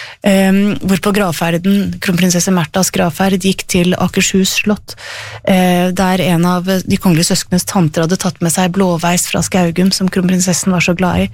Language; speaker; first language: Norwegian; native; Norwegian